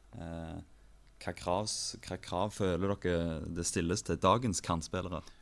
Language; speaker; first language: Norwegian; native; Norwegian